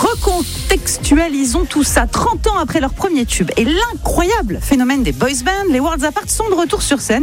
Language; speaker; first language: French; native; French